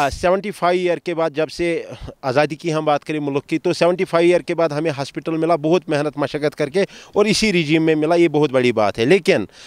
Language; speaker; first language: Hindi; non-native, local second language; Kashmiri